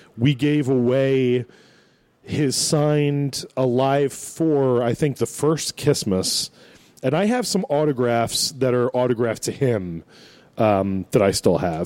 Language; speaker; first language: English; native; English